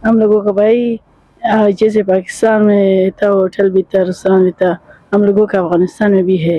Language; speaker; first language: Hindi; non-native, local second language; Persian